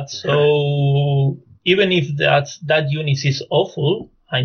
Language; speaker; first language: English; non-native, fluent; Spanish